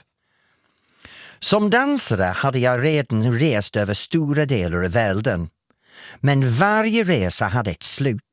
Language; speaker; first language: Swedish; non-native, fluent; English